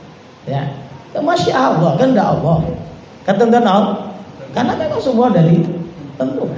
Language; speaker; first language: Indonesian; native; Indonesian